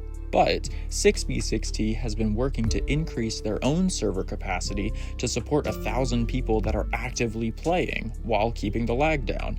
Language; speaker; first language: English; native; English